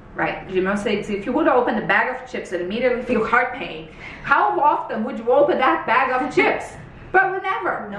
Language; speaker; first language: English; non-native, fluent; Portuguese